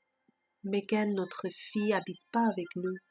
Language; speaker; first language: French; non-native, fluent; Persian